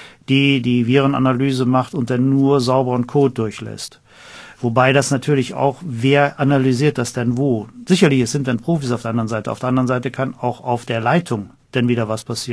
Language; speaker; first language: German; native; German